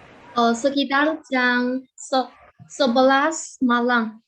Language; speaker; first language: Indonesian; non-native, fluent; Chinese